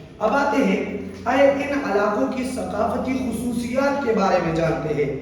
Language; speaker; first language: Urdu; non-native, local second language; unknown